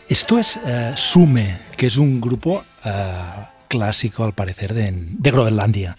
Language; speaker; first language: Spanish; native; Spanish